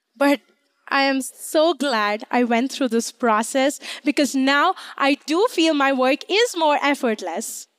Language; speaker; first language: English; non-native, local second language; Hindi